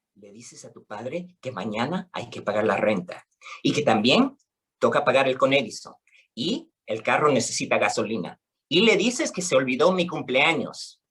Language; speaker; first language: Spanish; early bilingual, other home language; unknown